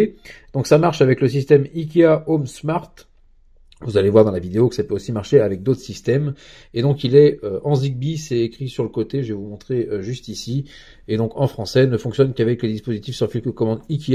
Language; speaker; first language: French; native; French